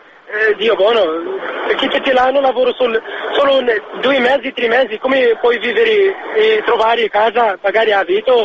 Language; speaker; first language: Italian; non-native, learner; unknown